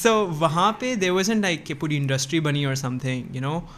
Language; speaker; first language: Urdu; early bilingual, heritage; Urdu